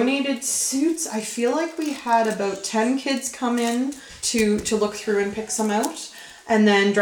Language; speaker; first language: English; native; English